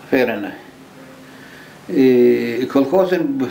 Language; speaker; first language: Swedish; early bilingual, heritage; Swedish